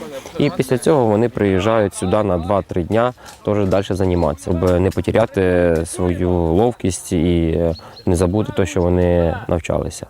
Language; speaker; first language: Ukrainian; native; Ukrainian